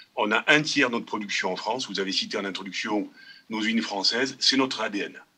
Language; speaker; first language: French; native; French